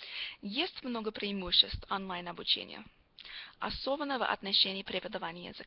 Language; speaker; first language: Russian; non-native, fluent; English